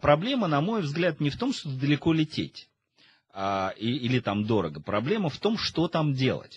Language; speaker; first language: Russian; native; Russian